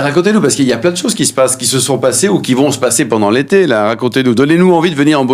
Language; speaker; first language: French; native; French